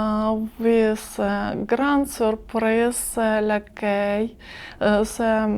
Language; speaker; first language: French; non-native, learner; Ukrainian